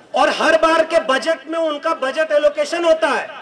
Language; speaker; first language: Hindi; native; Hindi